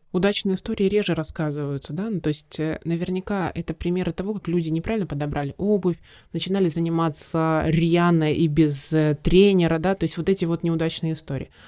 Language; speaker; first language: Russian; native; Russian